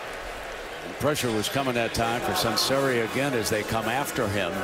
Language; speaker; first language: English; native; English